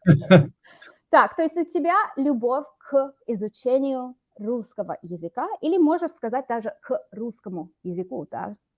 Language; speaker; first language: Russian; non-native, fluent; English